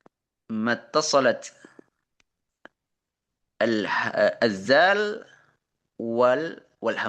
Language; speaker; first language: Arabic; non-native, fluent; Indonesian